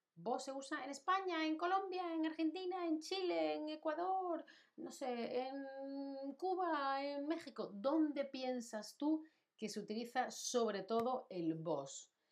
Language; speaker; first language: Spanish; native; Spanish